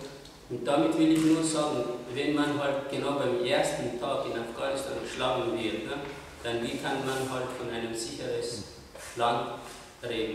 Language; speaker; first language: German; non-native, fluent; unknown